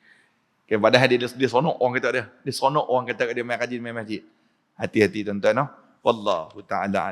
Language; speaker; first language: Malay; native; Malay